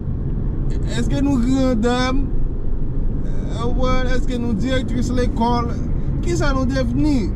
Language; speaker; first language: French; non-native, learner; Haitian Creole